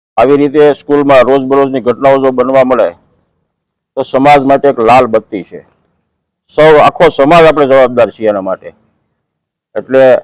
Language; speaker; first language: Gujarati; non-native, local second language; Sindhi